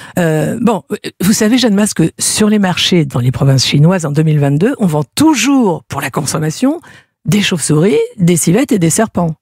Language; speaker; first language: French; native; French